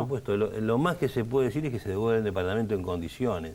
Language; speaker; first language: Spanish; native; Spanish